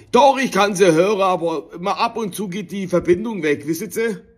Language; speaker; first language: German; native; German